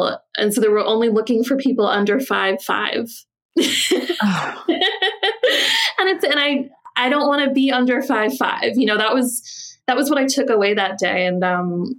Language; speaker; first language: English; native; English